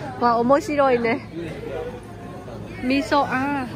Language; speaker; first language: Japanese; non-native, learner; Vietnamese